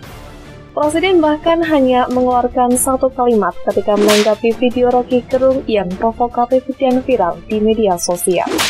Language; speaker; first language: Indonesian; native; Indonesian